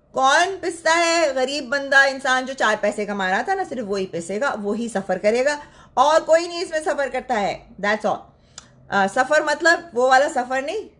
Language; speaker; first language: Urdu; native; Urdu